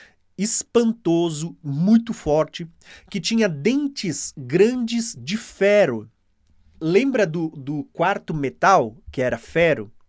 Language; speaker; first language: Portuguese; native; Portuguese